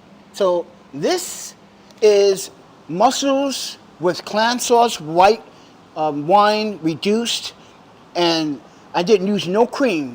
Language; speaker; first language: English; native; English